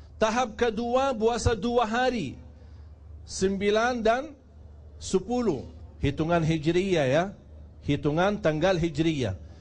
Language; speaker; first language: Indonesian; non-native, fluent; Arabic